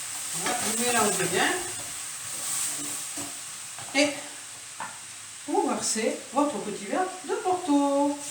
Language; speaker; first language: French; native; French